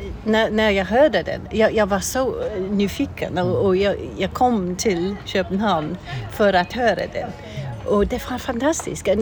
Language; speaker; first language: Swedish; non-native, fluent; English